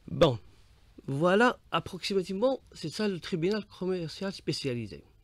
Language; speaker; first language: French; non-native, local second language; Arabic